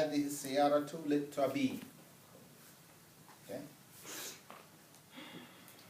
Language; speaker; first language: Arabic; non-native, fluent; English